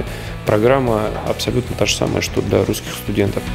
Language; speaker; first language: Russian; native; Russian